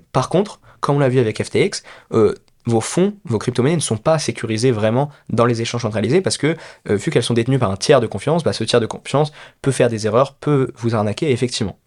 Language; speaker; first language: French; native; French